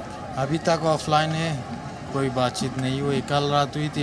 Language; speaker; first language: Hindi; non-native, fluent; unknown